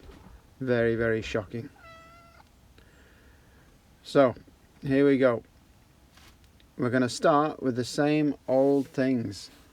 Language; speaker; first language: English; native; English